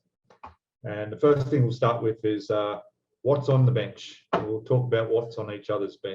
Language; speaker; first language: English; native; English